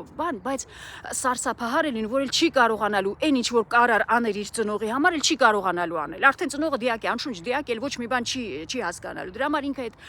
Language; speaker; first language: Armenian; native; Armenian